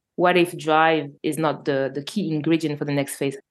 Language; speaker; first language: English; non-native, fluent; French